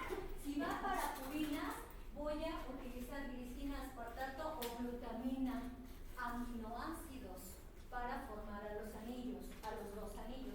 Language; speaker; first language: Spanish; native; Spanish